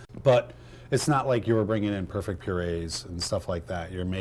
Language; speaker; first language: English; native; English